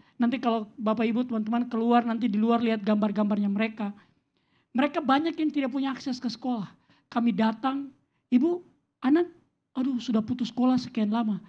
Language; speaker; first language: Indonesian; native; Indonesian